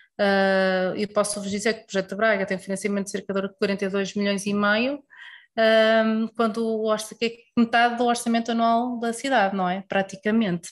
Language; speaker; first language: Portuguese; native; Portuguese